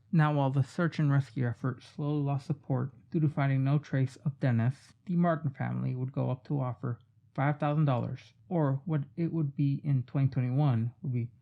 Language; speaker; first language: English; native; English